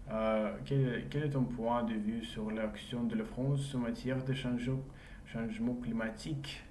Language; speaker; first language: French; non-native, learner; English